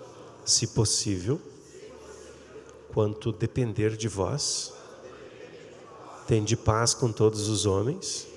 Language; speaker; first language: Portuguese; native; Portuguese